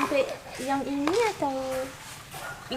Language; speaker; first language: Indonesian; non-native, learner; French